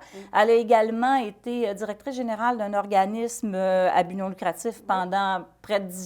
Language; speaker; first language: French; native; French